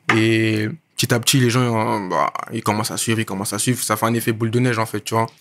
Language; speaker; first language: French; native; French